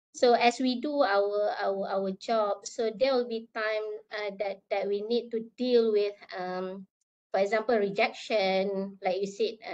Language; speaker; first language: English; non-native, local second language; Malay